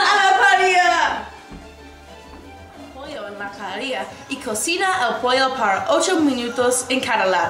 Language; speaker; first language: Spanish; non-native, learner; English